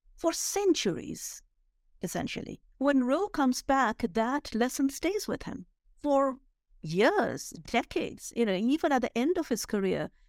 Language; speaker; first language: English; non-native, local second language; Bangla